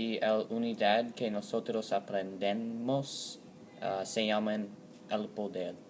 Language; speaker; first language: Spanish; non-native, learner; English